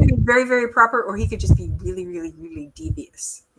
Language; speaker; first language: English; native; English